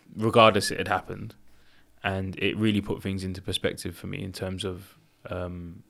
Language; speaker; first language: English; early bilingual, other home language; Greek